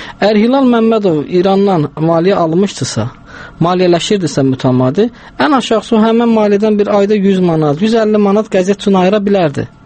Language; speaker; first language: Azerbaijani; non-native, local second language; Talysh